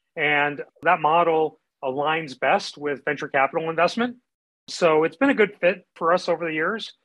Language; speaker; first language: English; native; English